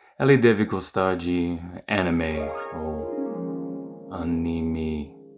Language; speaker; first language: Portuguese; non-native, learner; English